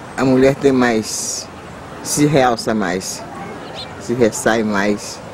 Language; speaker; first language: Portuguese; native; Portuguese